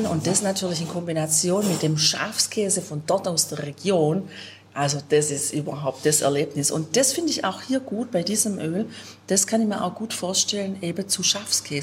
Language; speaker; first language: German; native; German